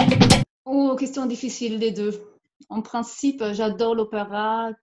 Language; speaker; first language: French; non-native, fluent; German